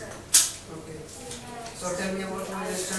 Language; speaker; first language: English; non-native, local second language; Hindi